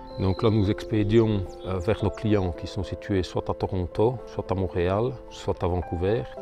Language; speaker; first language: French; native; French